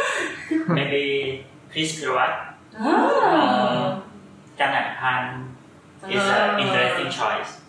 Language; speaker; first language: English; non-native, learner; Thai